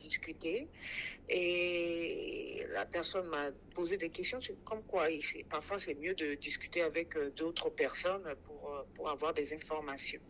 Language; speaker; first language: French; non-native, local second language; Sango